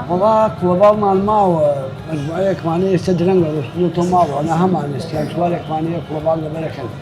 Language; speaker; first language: Central Kurdish; non-native, local second language; Gurani